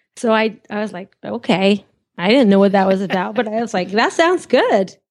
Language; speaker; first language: English; native; English